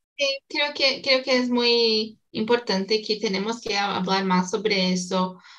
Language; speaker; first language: Spanish; non-native, learner; Portuguese